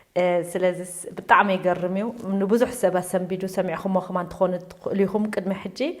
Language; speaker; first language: Tigrinya; native; Tigrinya